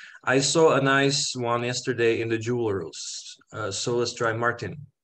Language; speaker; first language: English; non-native, fluent; Czech